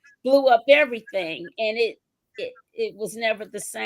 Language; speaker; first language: English; native; English